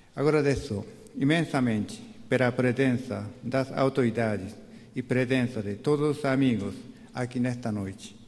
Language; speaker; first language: Portuguese; non-native, fluent; Japanese